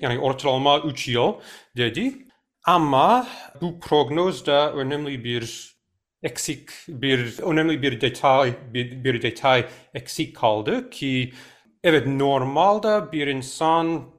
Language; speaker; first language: Turkish; non-native, fluent; English